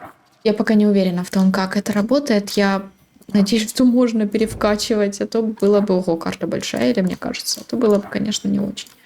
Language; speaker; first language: Russian; native; Russian